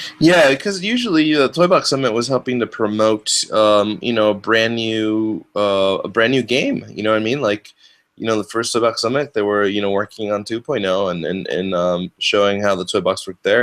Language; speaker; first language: English; native; English